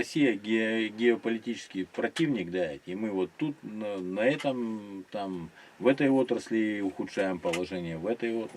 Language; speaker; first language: Russian; native; Russian